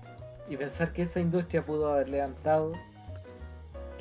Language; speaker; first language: Spanish; native; Spanish